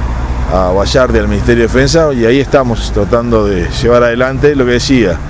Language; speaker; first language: Spanish; native; Spanish